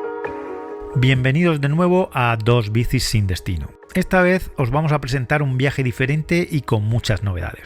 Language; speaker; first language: Spanish; native; Spanish